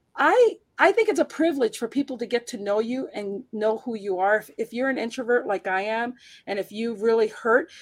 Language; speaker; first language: English; early bilingual, heritage; Spanish